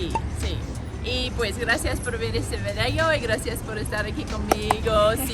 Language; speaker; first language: Spanish; non-native, learner; English